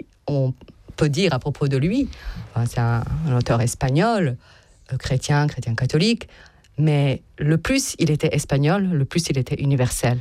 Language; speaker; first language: French; non-native, fluent; Serbian